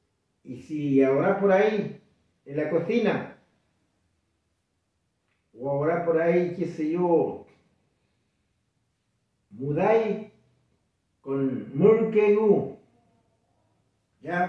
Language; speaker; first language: Spanish; non-native, local second language; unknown